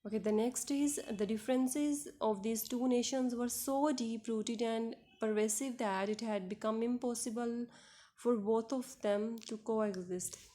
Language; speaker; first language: English; non-native, local second language; Urdu